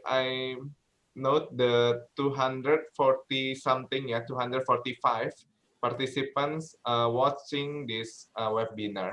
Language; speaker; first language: English; non-native, learner; Indonesian